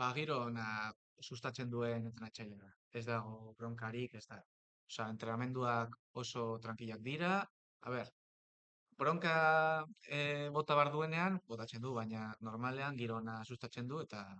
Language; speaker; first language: Basque; non-native, local second language; Spanish